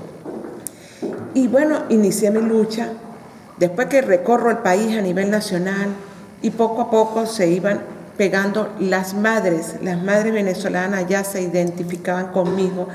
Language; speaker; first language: Spanish; native; Spanish